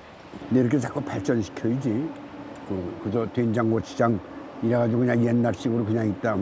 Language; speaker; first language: Korean; native; Korean